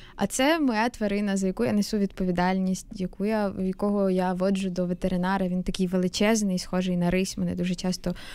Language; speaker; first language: Ukrainian; native; Ukrainian